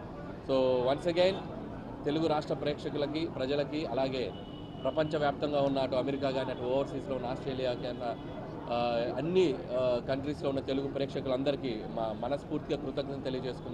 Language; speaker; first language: Telugu; native; Telugu